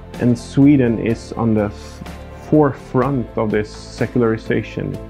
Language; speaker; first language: English; non-native, fluent; Swedish